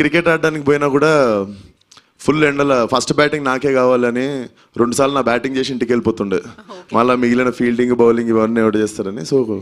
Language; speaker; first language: Telugu; native; Telugu